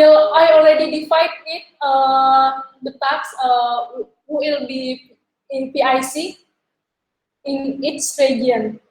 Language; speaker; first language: English; non-native, learner; Indonesian